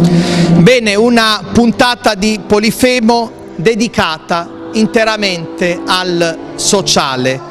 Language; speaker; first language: Italian; native; Italian